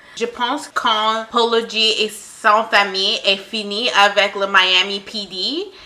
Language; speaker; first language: French; non-native, local second language; English